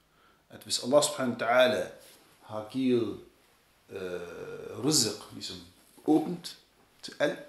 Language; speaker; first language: Danish; early bilingual, other home language; Arabic